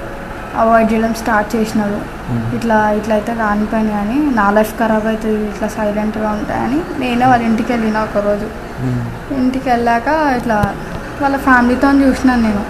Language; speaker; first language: Telugu; native; Telugu